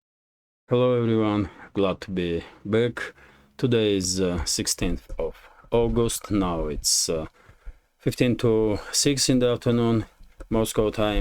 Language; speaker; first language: English; non-native, fluent; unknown